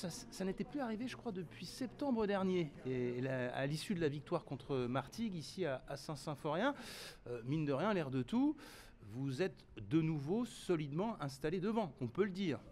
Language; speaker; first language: French; native; French